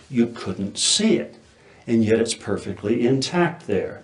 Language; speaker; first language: English; native; English